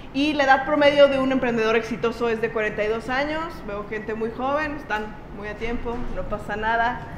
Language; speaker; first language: Spanish; native; Spanish